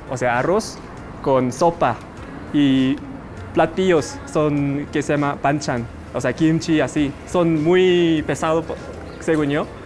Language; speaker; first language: Spanish; non-native, fluent; Korean